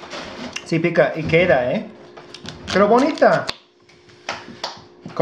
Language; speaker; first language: Spanish; non-native, learner; English